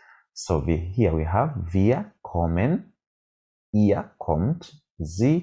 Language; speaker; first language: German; non-native, fluent; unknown